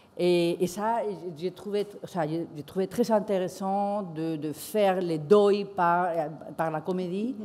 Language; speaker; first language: French; non-native, fluent; Spanish